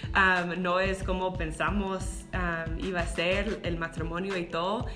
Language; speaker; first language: Spanish; non-native, fluent; English